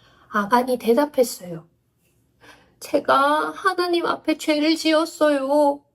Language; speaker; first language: Korean; native; Korean